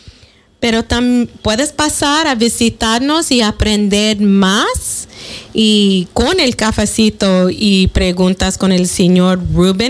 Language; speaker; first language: Spanish; non-native, fluent; English